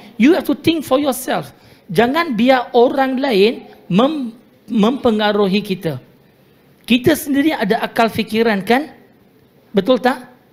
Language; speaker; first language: Malay; non-native, local second language; Tamil